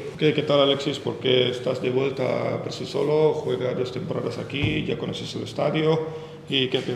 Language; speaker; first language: Spanish; non-native, learner; Indonesian